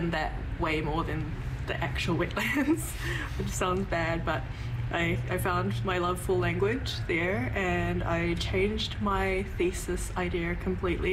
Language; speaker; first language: English; native; English